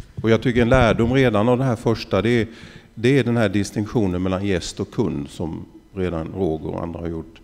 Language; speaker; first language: Swedish; native; Swedish